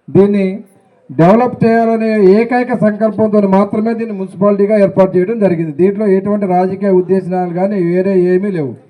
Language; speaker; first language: Telugu; native; Telugu